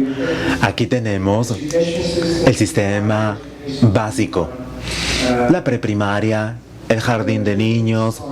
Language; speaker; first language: Spanish; non-native, fluent; Finnish